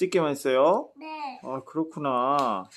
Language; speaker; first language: Korean; native; Korean